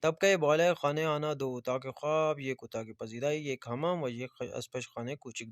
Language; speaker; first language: Persian; non-native, fluent; Urdu